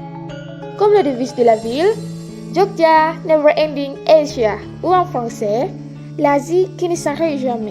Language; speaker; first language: French; non-native, learner; Indonesian